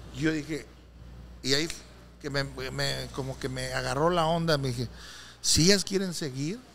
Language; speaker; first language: Spanish; native; Spanish